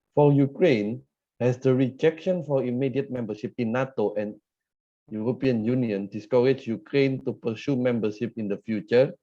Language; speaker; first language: English; non-native, fluent; Indonesian